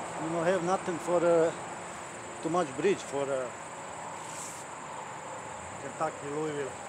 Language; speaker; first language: English; non-native, learner; Croatian